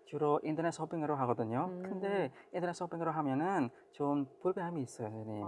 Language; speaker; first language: Korean; non-native, fluent; Indonesian